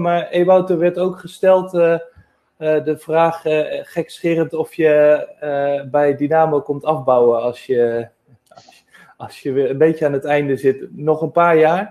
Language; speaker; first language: Dutch; native; Dutch